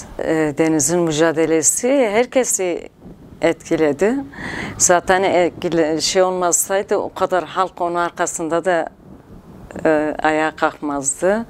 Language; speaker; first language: Turkish; non-native, local second language; Kurdish